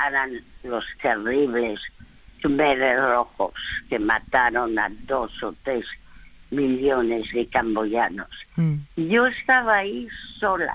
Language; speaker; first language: Spanish; early bilingual, other home language; French